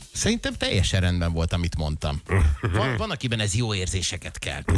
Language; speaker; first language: Hungarian; native; Hungarian